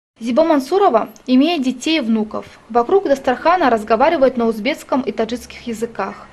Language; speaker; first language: Russian; non-native, local second language; Tajik